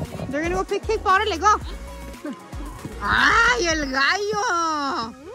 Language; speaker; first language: English; early bilingual, other home language; Spanish